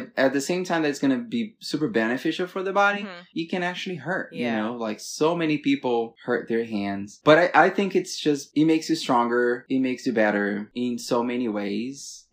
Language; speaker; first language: English; non-native, fluent; Portuguese